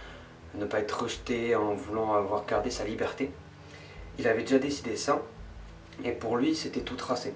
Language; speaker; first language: French; native; French